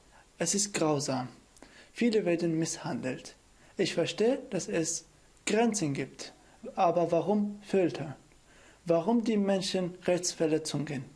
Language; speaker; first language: German; non-native, fluent; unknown